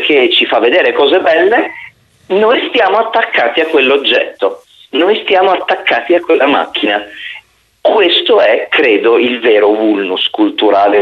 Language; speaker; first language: Italian; native; Italian